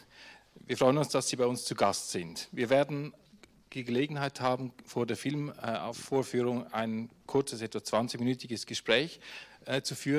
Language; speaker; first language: German; native; German